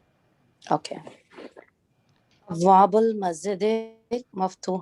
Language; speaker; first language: Arabic; non-native, learner; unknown